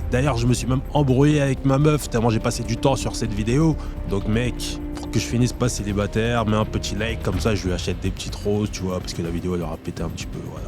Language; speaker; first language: French; native; French